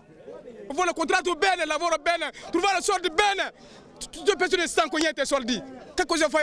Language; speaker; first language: Italian; non-native, learner; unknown